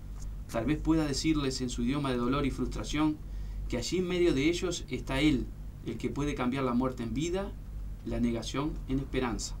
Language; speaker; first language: Spanish; native; Spanish